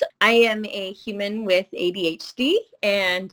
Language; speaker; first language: English; native; English